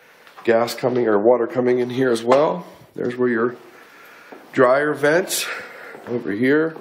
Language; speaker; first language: English; native; English